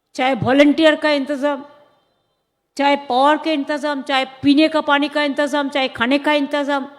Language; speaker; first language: Hindi; non-native, local second language; Bangla